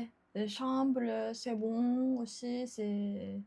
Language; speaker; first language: French; non-native, learner; Japanese